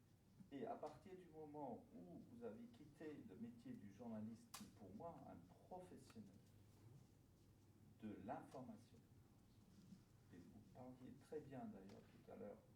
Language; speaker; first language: French; non-native, fluent; German